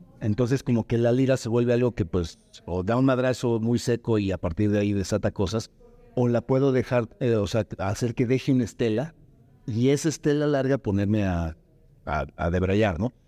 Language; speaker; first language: Spanish; native; Spanish